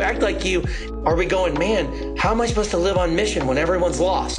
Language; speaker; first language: English; native; English